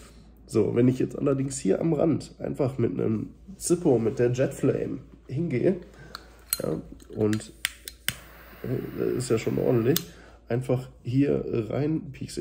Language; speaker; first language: German; native; German